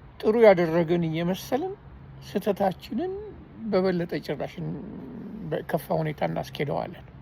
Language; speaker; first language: Amharic; non-native, fluent; Armenian